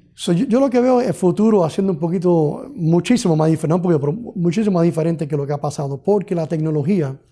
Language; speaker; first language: Spanish; early bilingual, heritage; Spanish